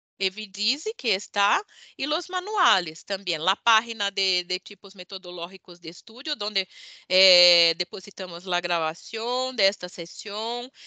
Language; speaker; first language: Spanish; non-native, learner; Portuguese